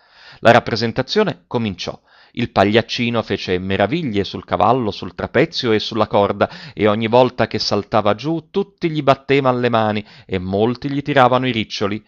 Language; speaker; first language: Italian; native; Italian